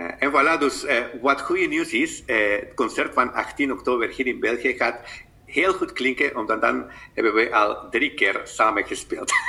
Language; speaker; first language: Dutch; non-native, fluent; Spanish